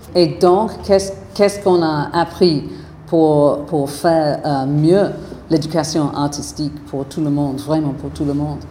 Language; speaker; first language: French; non-native, fluent; English